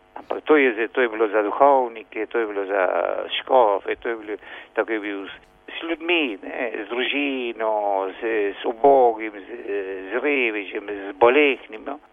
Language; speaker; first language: Slovenian; early bilingual, heritage; Slovenian